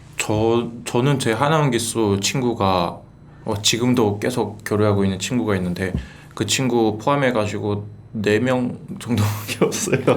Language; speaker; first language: Korean; native; Korean